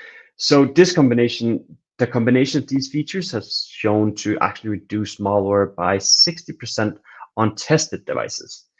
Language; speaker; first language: English; non-native, fluent; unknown